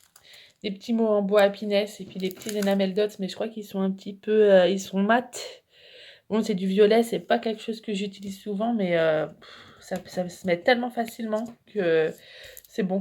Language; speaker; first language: French; native; French